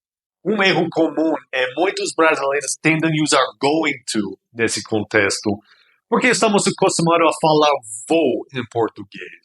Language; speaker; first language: Portuguese; non-native, fluent; English